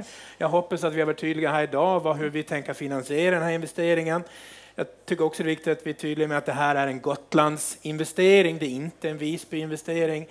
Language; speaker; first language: Swedish; native; Swedish